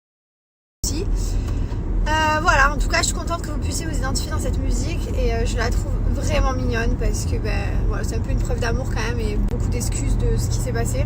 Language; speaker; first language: French; native; French